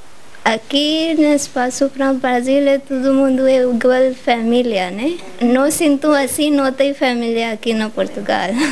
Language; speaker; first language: Portuguese; non-native, learner; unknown